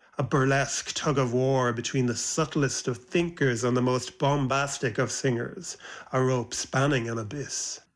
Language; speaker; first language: English; native; English